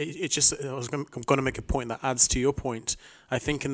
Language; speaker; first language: English; native; English